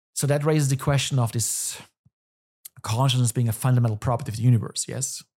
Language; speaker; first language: English; non-native, fluent; German